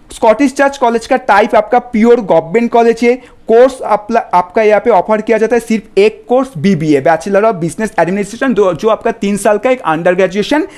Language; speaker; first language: Hindi; non-native, local second language; Bangla